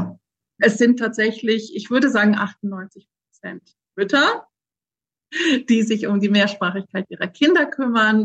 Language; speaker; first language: German; native; German